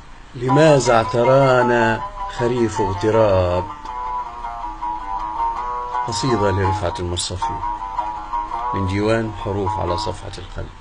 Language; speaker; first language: Arabic; native; Arabic